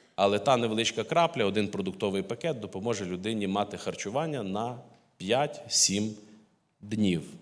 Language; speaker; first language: Ukrainian; native; Ukrainian